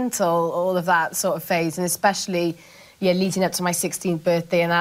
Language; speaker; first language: English; native; English